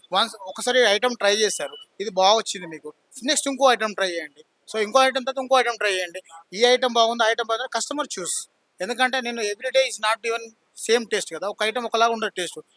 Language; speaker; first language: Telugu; native; Telugu